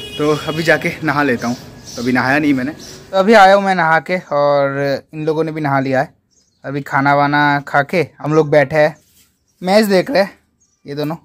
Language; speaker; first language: Hindi; non-native, local second language; Bangla